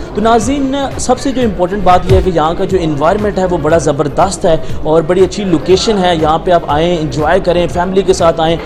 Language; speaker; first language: Urdu; native; Urdu